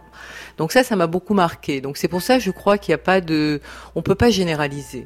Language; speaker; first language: French; native; French